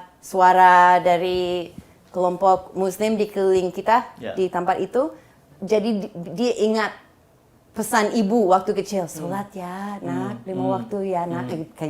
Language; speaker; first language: Indonesian; non-native, fluent; English